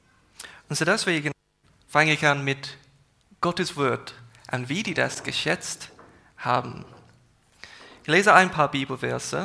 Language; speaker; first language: German; non-native, fluent; English